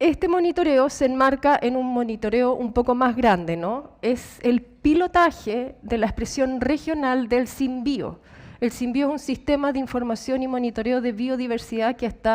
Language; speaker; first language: Spanish; native; Spanish